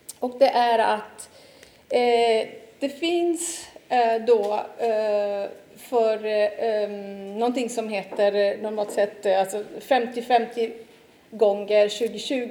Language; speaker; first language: Swedish; non-native, fluent; Italian